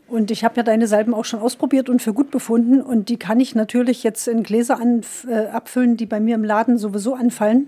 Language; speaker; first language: German; native; German